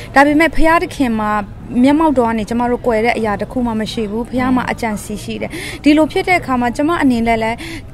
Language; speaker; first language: Burmese; non-native, local second language; Kachin